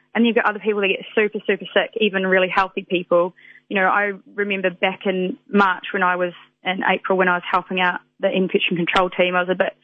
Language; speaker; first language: English; native; English